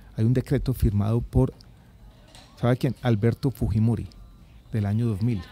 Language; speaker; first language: Spanish; native; Spanish